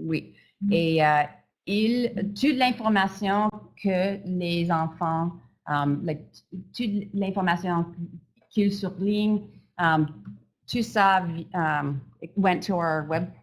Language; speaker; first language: French; non-native, fluent; English